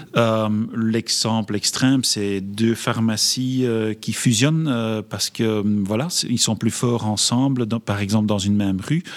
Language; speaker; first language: French; native; French